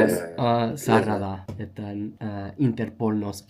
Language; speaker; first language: Basque; non-native, learner; English